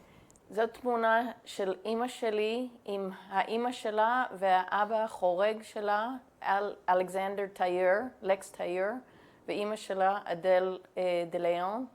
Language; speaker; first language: Hebrew; non-native, fluent; English